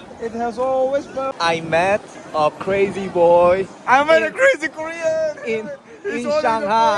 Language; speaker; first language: English; non-native, learner; Korean